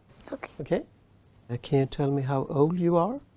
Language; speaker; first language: English; non-native, fluent; Swedish